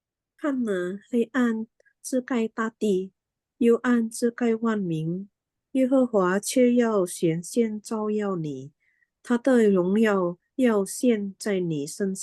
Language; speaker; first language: Chinese; non-native, learner; Indonesian